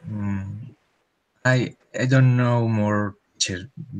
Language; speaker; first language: English; non-native, learner; Spanish